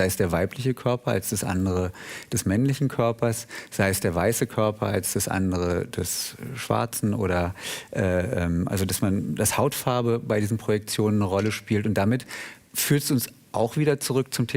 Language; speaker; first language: German; native; German